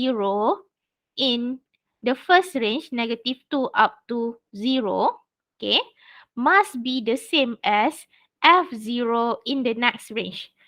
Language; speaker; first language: English; non-native, local second language; Malay